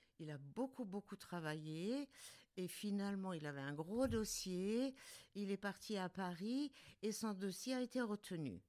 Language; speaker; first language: French; native; French